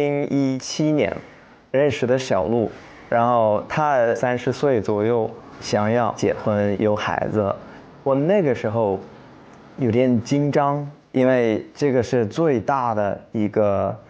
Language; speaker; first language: Chinese; non-native, fluent; English